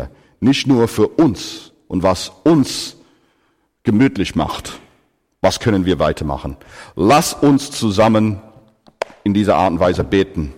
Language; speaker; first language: German; non-native, fluent; English